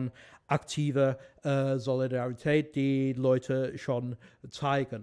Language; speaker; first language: German; non-native, fluent; English